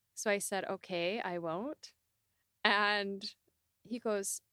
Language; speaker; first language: English; native; English